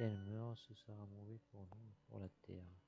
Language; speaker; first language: French; non-native, learner; English